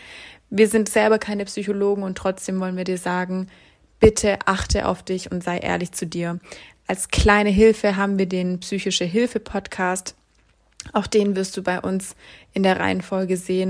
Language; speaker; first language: German; native; German